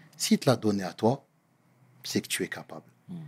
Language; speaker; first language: French; native; French